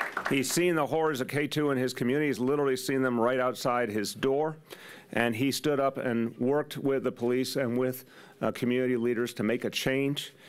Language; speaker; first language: English; native; English